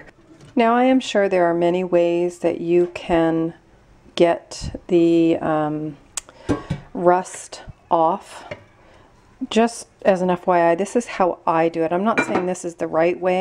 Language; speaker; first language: English; native; English